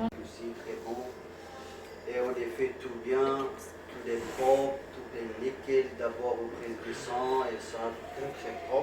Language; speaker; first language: French; non-native, learner; Pashto